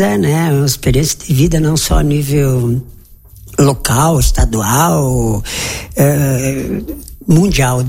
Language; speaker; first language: Portuguese; native; Portuguese